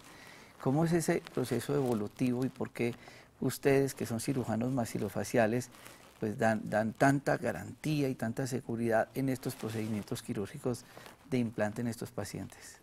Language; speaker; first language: Spanish; native; Spanish